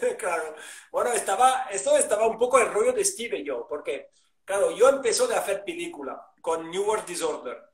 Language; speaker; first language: Spanish; non-native, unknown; French